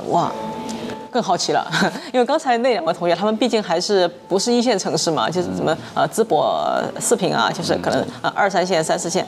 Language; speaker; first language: Chinese; native; Chinese